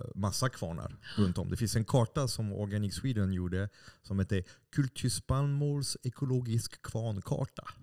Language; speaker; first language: Swedish; non-native, fluent; French